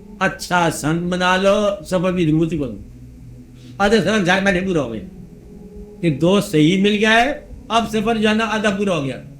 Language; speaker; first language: Urdu; non-native, local second language; Punjabi